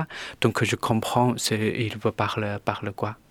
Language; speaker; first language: French; non-native, learner; Chinese